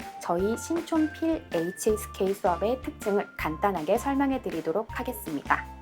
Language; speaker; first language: Korean; native; Korean